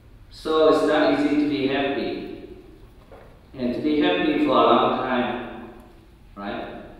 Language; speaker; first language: English; non-native, fluent; Vietnamese